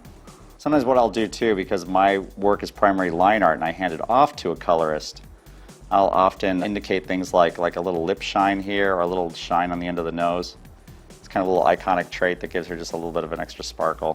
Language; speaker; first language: English; native; English